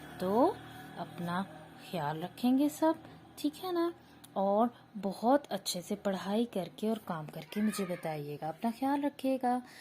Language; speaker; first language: Urdu; native; Urdu